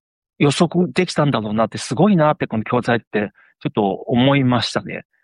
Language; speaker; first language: Japanese; non-native, fluent; Chinese